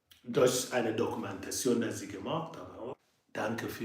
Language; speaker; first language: German; non-native, fluent; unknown